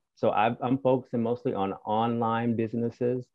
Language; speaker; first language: English; native; English